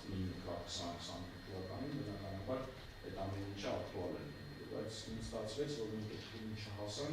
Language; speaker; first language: Armenian; native; Armenian